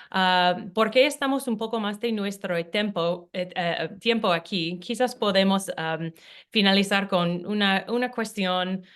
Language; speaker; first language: Spanish; non-native, fluent; English